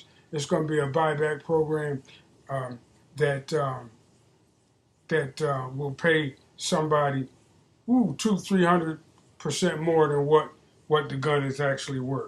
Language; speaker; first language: English; native; English